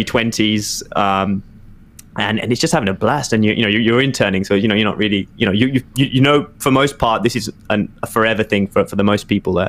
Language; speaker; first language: English; native; English